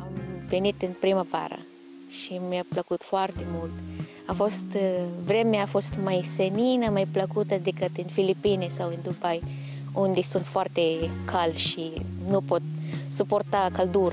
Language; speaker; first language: Romanian; non-native, fluent; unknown